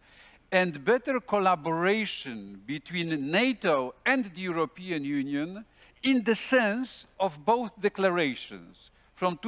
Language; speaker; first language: English; non-native, fluent; Polish